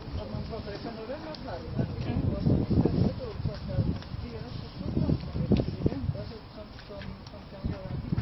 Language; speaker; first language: Swedish; native; Swedish